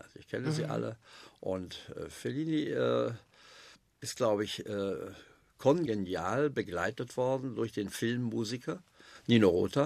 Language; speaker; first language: German; native; German